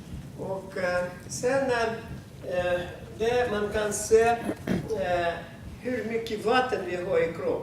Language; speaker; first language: Swedish; non-native, fluent; Russian